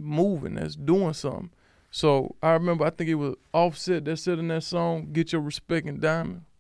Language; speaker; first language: English; native; English